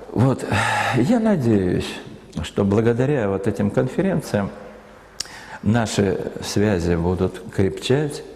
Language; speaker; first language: Russian; native; Russian